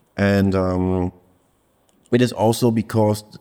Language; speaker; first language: English; non-native, fluent; German